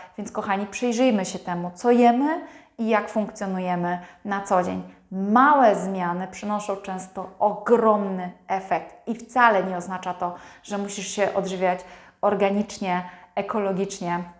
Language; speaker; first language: Polish; native; Polish